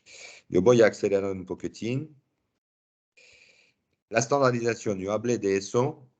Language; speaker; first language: Spanish; non-native, fluent; French